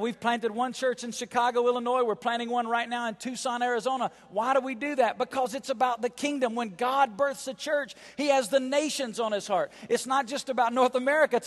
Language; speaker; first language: English; native; English